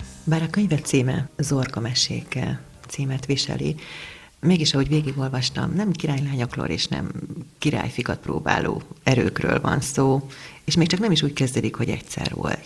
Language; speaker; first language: Hungarian; native; Hungarian